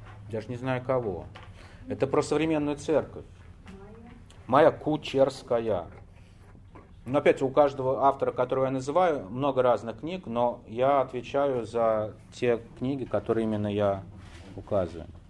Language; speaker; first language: Russian; native; Russian